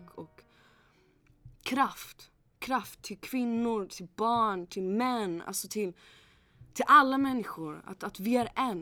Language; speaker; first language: Swedish; early bilingual, other home language; English